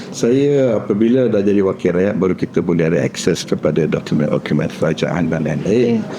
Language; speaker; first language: Malay; non-native, local second language; Tamil